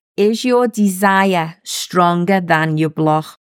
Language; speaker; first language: English; native; English